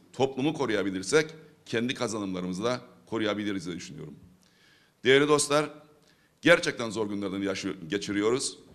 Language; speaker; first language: Turkish; native; Turkish